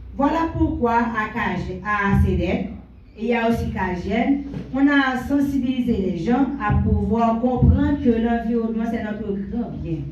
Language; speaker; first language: French; non-native, local second language; Haitian Creole